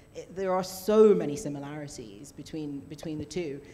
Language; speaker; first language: English; native; English